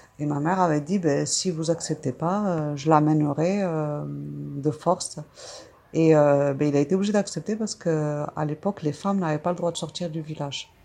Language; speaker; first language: French; early bilingual, other home language; Arabic